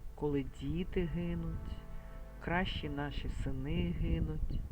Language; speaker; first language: Ukrainian; native; Ukrainian